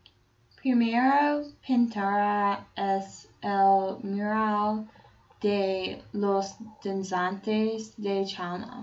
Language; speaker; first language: Spanish; non-native, learner; English